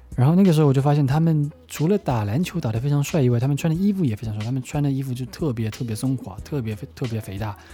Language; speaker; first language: Chinese; native; Chinese